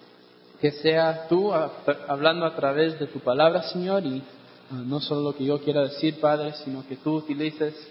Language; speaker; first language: Spanish; non-native, fluent; English